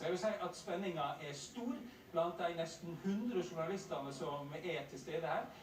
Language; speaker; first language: Norwegian; native; Norwegian